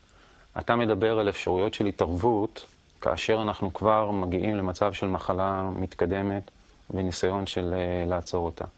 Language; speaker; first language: Hebrew; native; Hebrew